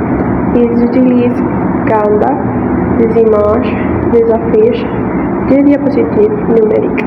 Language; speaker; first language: French; non-native, fluent; Spanish